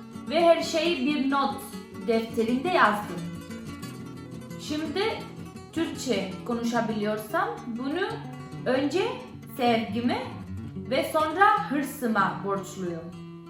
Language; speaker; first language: Turkish; non-native, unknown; Catalan